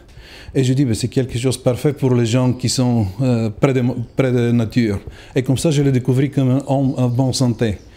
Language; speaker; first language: French; non-native, fluent; Bulgarian